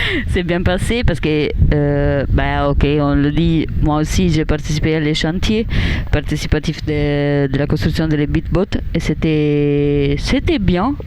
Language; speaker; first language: French; non-native, learner; Italian